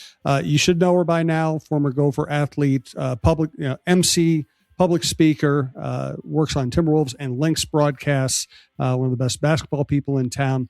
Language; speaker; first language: English; native; English